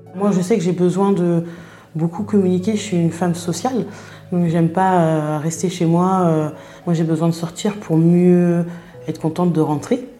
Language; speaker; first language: French; native; French